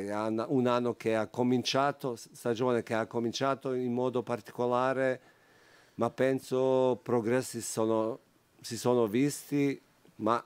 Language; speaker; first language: Italian; non-native, fluent; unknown